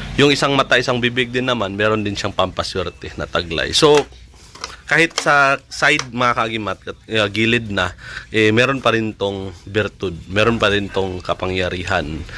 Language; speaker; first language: Filipino; non-native, local second language; Cebuano